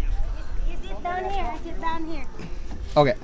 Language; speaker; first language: English; non-native, fluent; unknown